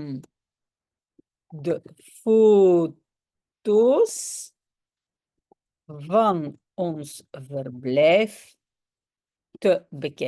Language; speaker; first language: Dutch; non-native, local second language; French